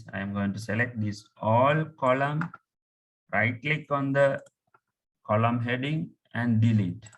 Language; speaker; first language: English; non-native, local second language; Tamil